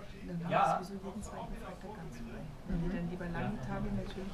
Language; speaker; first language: German; native; German